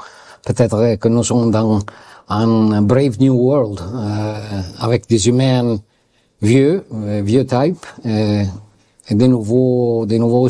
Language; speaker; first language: French; non-native, learner; Italian